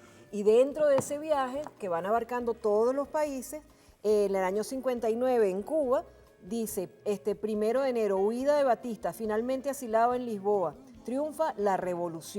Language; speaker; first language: Spanish; native; Spanish